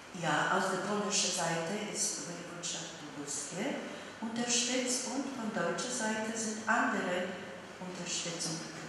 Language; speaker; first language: German; non-native, fluent; Polish